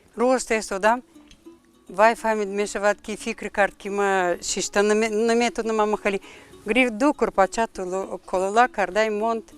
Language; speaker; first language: Tajik; non-native, fluent; Russian